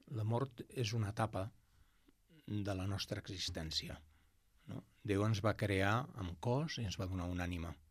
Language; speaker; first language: Catalan; non-native, local second language; Spanish